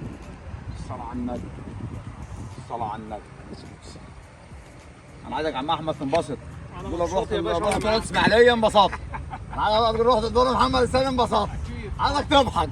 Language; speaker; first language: Arabic; native; Arabic